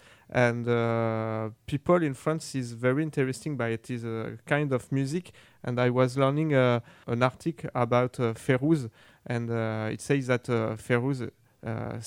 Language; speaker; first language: English; non-native, learner; French